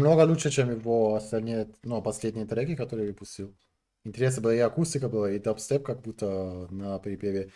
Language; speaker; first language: Russian; non-native, fluent; Persian